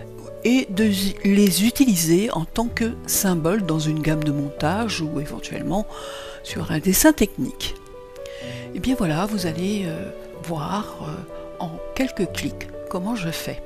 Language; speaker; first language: French; native; French